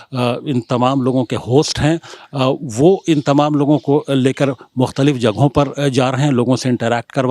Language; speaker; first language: Hindi; native; Hindi